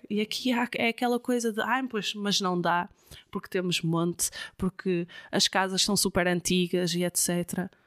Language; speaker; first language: Portuguese; non-native, fluent; Dutch